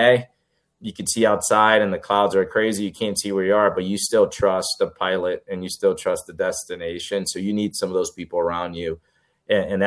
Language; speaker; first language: English; early bilingual, other home language; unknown